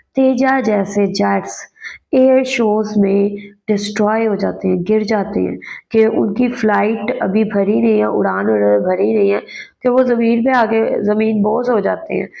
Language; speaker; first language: Urdu; native; Urdu